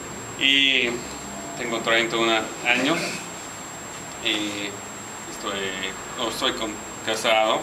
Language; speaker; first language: Spanish; non-native, learner; English